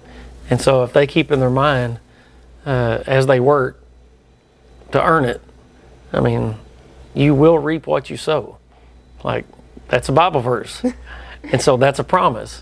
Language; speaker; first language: English; native; English